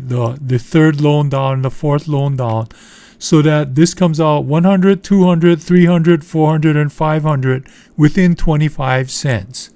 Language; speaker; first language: English; native; English